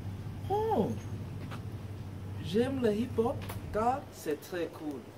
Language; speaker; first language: French; non-native, learner; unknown